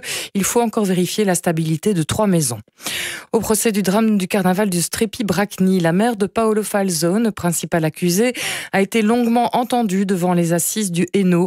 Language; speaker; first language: French; native; French